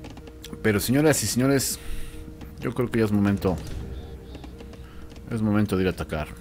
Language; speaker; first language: Spanish; native; Spanish